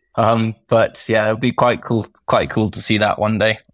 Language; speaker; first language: English; native; English